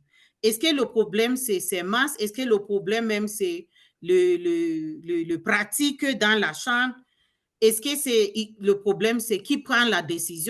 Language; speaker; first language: French; non-native, learner; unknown